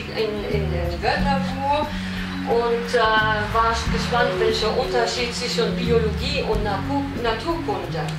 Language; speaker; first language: German; non-native, fluent; French